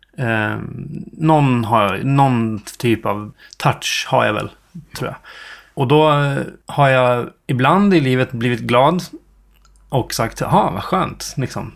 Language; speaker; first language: Swedish; native; Swedish